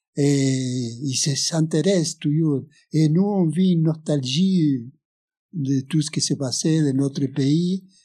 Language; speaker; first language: French; non-native, fluent; Spanish